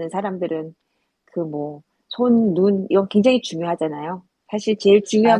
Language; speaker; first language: Korean; native; Korean